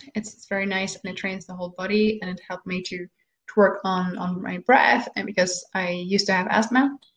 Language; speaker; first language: English; non-native, fluent; German